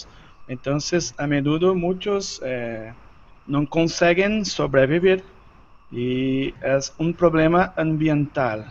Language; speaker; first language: Spanish; non-native, learner; Portuguese